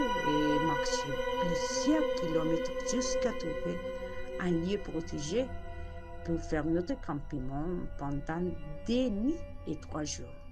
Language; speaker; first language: French; non-native, learner; Spanish